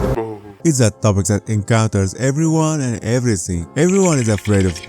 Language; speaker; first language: English; non-native, fluent; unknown